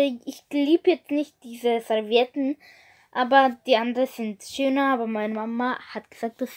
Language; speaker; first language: German; non-native, learner; Bulgarian